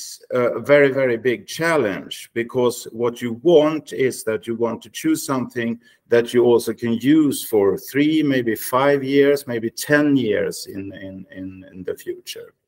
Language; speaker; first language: English; non-native, fluent; Swedish